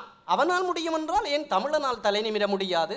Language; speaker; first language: Tamil; native; Tamil